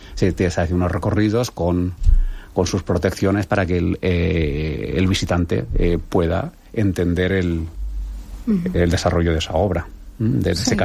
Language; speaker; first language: Spanish; native; Spanish